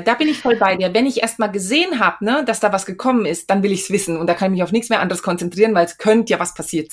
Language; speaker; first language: German; native; German